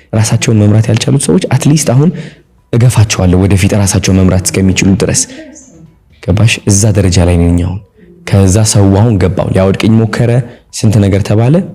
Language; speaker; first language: Amharic; non-native, local second language; Tigrinya